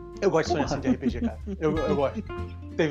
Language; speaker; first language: Portuguese; native; Portuguese